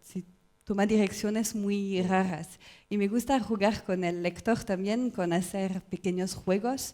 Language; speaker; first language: Spanish; non-native, learner; French